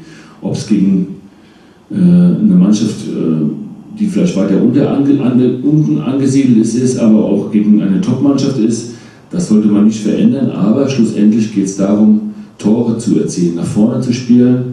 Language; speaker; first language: German; native; German